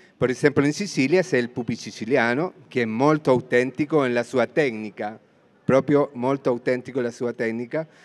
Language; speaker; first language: Italian; non-native, fluent; Spanish